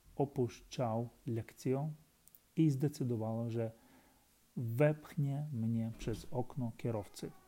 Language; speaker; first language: Polish; non-native, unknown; Ukrainian